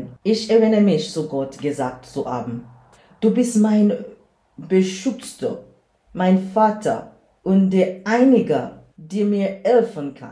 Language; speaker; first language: German; non-native, learner; English